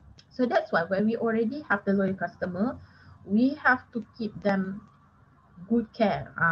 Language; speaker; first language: English; non-native, local second language; Malay